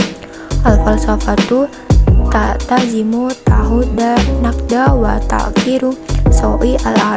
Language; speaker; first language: Arabic; non-native, learner; Indonesian